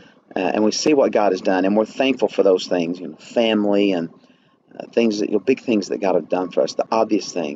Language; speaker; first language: English; native; English